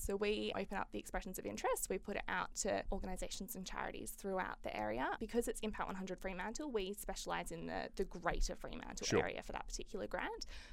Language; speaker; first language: English; native; English